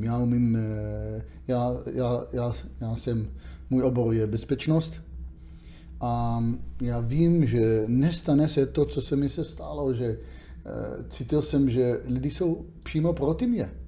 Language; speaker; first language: Czech; non-native, learner; Hebrew